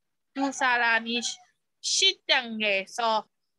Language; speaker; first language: Korean; non-native, learner; Burmese